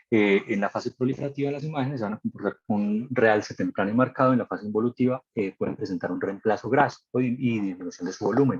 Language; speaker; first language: Spanish; native; Spanish